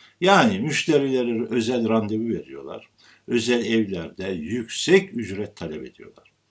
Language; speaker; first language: Turkish; native; Turkish